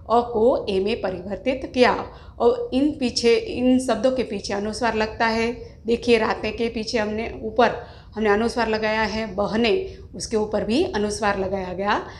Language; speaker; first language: Hindi; non-native, local second language; Gujarati